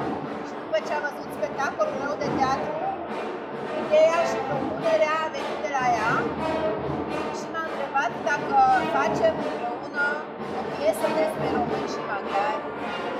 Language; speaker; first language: Romanian; non-native, local second language; Hungarian